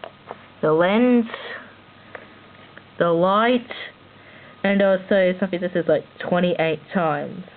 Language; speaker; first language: English; native; English